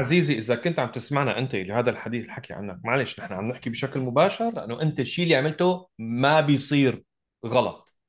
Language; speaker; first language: Arabic; native; Arabic